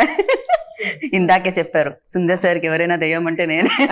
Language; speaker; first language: Telugu; native; Telugu